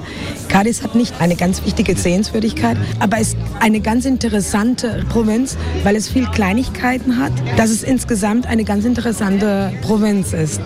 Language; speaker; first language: German; non-native, fluent; Spanish